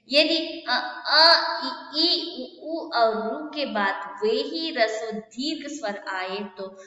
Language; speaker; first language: Hindi; non-native, local second language; Kannada